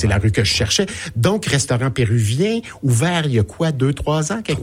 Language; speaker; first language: French; native; French